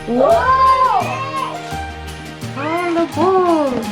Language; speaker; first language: English; non-native, learner; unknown